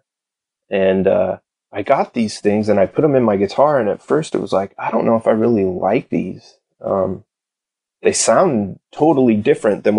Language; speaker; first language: English; native; English